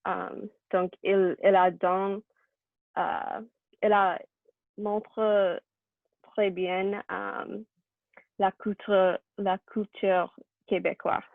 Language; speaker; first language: French; non-native, learner; English